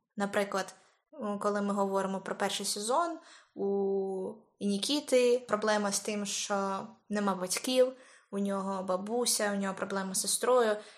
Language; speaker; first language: Ukrainian; native; Ukrainian